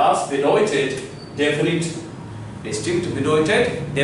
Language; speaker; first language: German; non-native, learner; Hindi